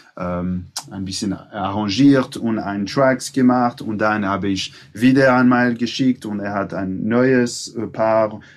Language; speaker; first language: German; non-native, local second language; French